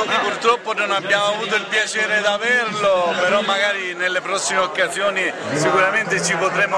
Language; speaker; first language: Italian; native; Italian